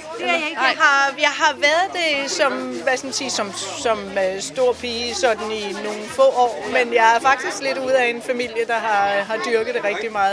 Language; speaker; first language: Danish; native; Danish